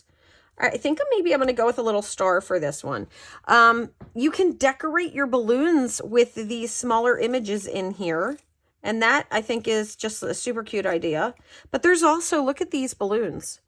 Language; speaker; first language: English; native; English